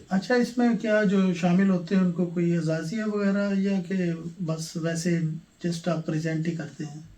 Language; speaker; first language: Urdu; non-native, local second language; Punjabi